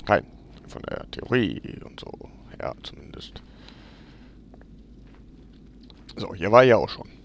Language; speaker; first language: German; native; German